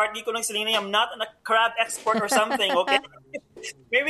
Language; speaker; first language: English; non-native, local second language; Hiligaynon